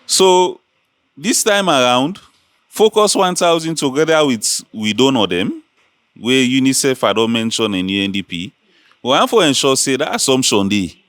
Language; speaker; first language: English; non-native, local second language; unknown